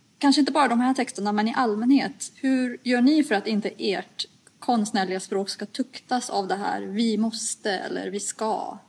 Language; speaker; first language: Swedish; early bilingual, other home language; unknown